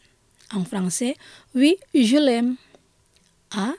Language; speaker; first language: French; non-native, fluent; Indonesian